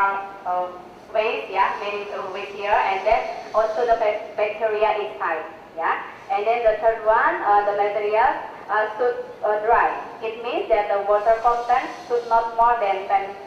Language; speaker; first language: English; non-native, local second language; Indonesian